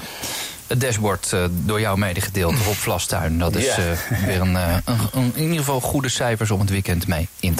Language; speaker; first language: Dutch; native; Dutch